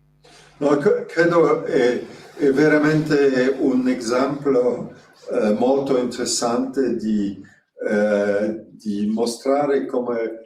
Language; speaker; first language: Italian; non-native, fluent; French